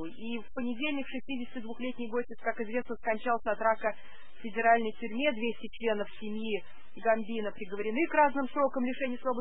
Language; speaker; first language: Russian; native; Russian